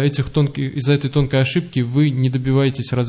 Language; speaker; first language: Russian; native; Russian